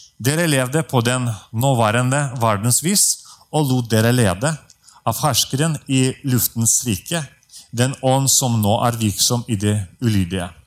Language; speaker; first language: Norwegian; non-native, fluent; Russian